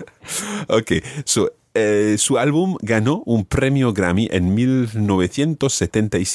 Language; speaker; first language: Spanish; non-native, fluent; English